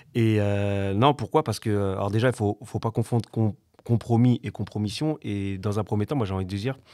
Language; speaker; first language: French; native; French